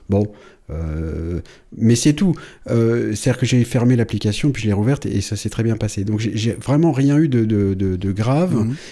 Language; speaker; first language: French; native; French